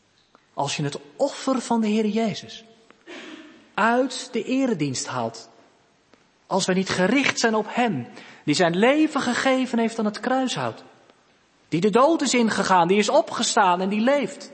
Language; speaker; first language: Dutch; native; Dutch